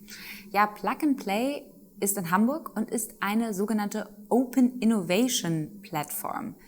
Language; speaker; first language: German; native; German